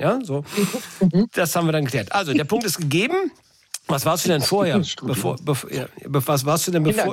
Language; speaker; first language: German; native; German